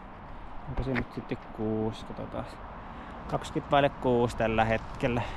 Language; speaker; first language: Finnish; native; Finnish